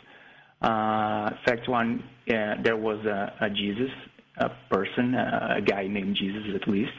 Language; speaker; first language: English; non-native, fluent; Portuguese